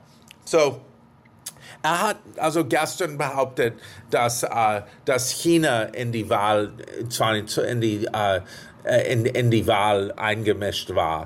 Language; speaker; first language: German; non-native, fluent; English